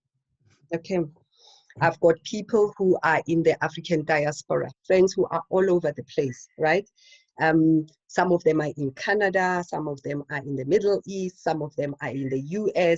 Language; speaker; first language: English; non-native, local second language; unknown